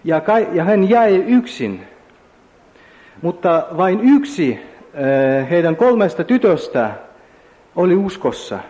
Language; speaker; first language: Finnish; non-native, learner; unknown